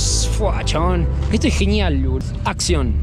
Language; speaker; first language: Spanish; native; Spanish